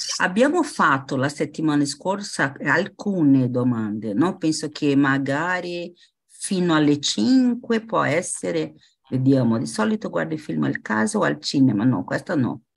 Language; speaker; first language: Italian; non-native, fluent; Portuguese